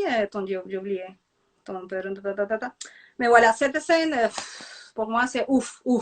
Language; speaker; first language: French; non-native, fluent; Spanish